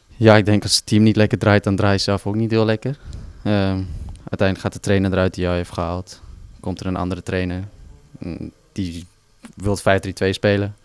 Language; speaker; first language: Dutch; native; Dutch